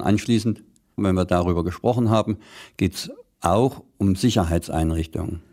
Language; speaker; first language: German; native; German